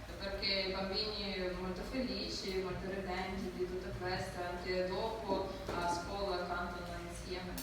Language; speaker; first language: Italian; non-native, learner; Ukrainian